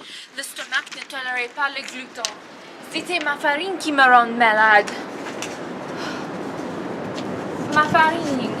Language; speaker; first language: French; non-native, learner; English